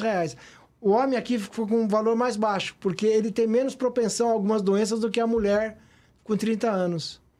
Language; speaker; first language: Portuguese; native; Portuguese